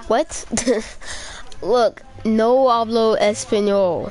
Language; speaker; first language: Spanish; non-native, learner; English